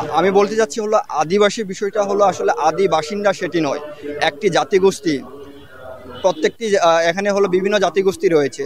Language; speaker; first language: Bangla; non-native, local second language; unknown